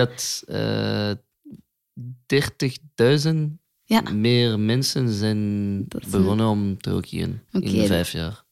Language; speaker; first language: Dutch; non-native, local second language; French